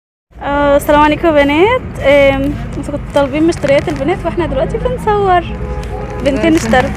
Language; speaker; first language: Arabic; native; Arabic